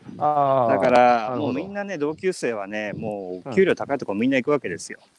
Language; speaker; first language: Japanese; native; Japanese